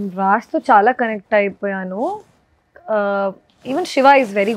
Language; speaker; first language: Telugu; non-native, fluent; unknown